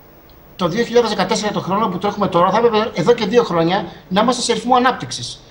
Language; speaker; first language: Greek; native; Greek